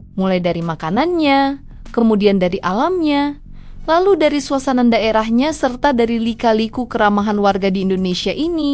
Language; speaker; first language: Indonesian; native; Indonesian